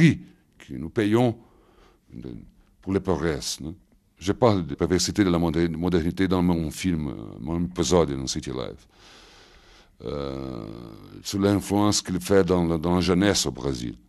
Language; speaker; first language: French; non-native, fluent; Portuguese